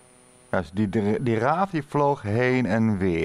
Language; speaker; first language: Dutch; native; Dutch